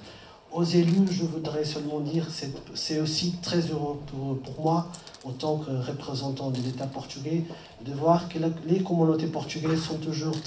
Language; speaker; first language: French; non-native, fluent; Portuguese